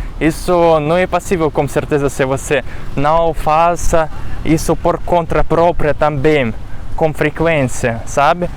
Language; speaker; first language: Portuguese; non-native, fluent; Russian